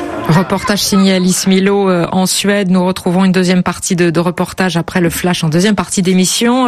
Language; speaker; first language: French; native; French